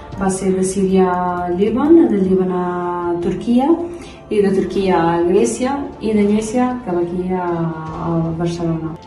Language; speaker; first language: Catalan; non-native, fluent; Arabic